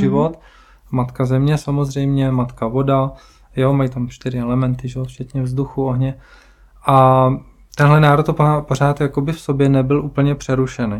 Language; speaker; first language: Czech; native; Czech